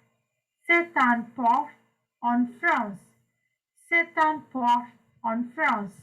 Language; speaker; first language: French; non-native, fluent; Sinhala